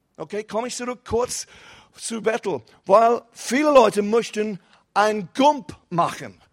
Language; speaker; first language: German; non-native, fluent; English